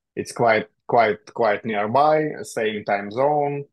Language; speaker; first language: English; non-native, fluent; Russian